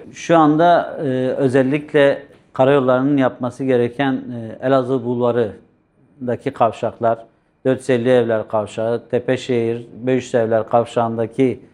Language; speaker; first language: Turkish; native; Turkish